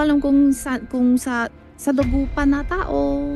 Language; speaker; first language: Filipino; non-native, learner; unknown